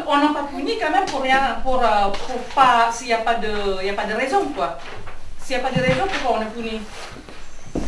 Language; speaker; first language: French; non-native, fluent; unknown